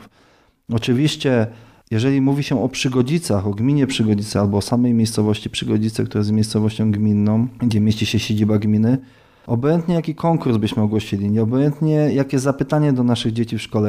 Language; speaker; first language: Polish; native; Polish